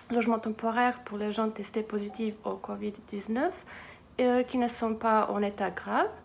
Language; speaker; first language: French; non-native, fluent; Serbian